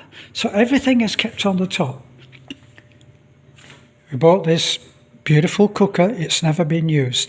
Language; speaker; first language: English; native; English